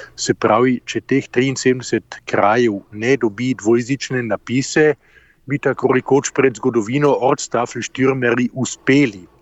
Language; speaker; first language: Slovenian; native; Slovenian